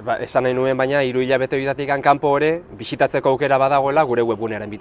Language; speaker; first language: Basque; native; Basque